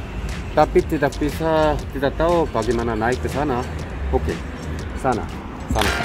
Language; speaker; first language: Indonesian; non-native, learner; Korean